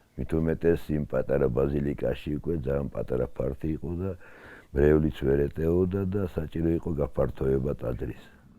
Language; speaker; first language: Georgian; non-native, local second language; Svan